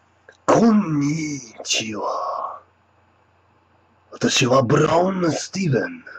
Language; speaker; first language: Japanese; non-native, learner; English